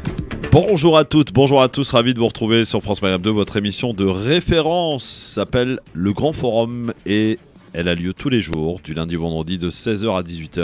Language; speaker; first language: French; native; French